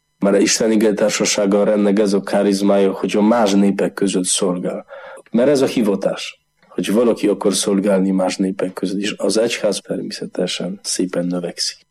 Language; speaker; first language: Hungarian; non-native, learner; Polish